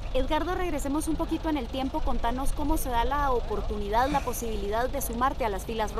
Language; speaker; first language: Spanish; native; Spanish